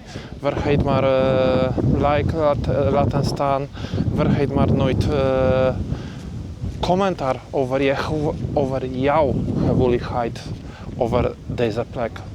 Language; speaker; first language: Dutch; non-native, learner; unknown